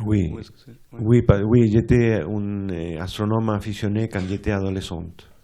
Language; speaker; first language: French; non-native, fluent; Spanish